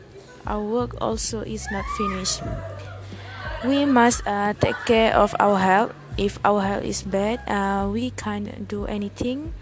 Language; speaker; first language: English; non-native, learner; Malay